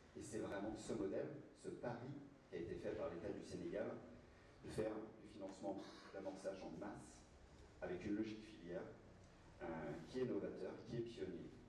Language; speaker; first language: French; native; French